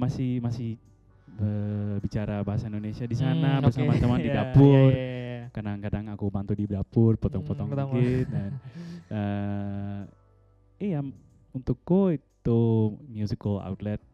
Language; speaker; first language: Indonesian; non-native, fluent; Dutch